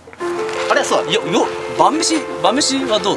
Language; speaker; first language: Japanese; native; Japanese